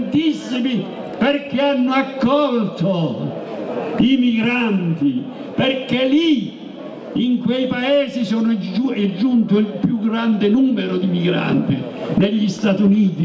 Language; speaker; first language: Italian; native; Italian